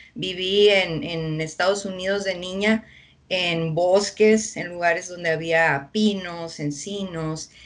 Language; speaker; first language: Spanish; early bilingual, heritage; Spanish